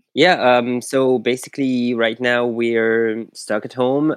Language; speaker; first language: English; non-native, fluent; French